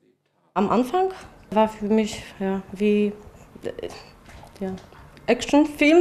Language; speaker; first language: German; non-native, fluent; Polish